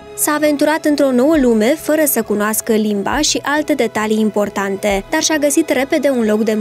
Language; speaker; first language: Romanian; native; Romanian